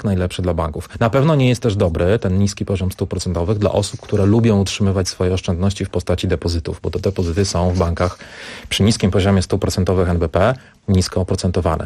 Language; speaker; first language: Polish; native; Polish